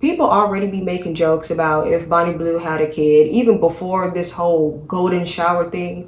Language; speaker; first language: English; native; English